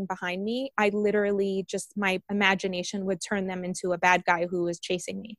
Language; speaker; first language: English; early bilingual, other home language; Spanish